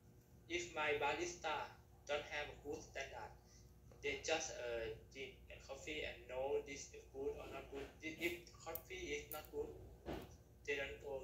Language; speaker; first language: English; non-native, learner; Thai